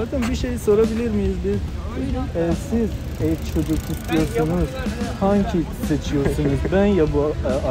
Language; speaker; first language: Turkish; non-native, learner; Persian